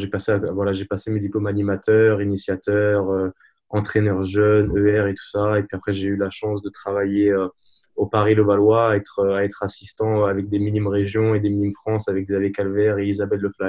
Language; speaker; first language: French; native; French